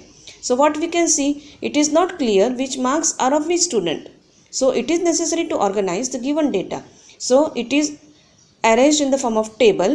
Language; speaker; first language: English; non-native, local second language; Gujarati